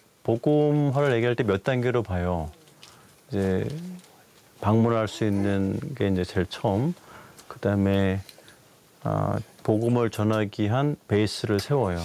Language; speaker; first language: Korean; native; Korean